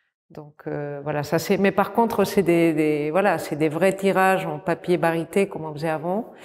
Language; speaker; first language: French; non-native, fluent; Catalan